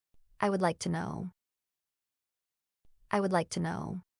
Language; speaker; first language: English; non-native, fluent; Portuguese